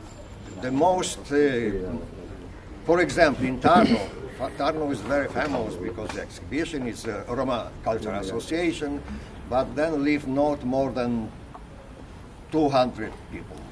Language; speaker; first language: English; non-native, learner; Polish